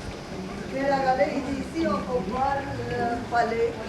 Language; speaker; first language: French; non-native, fluent; Hindi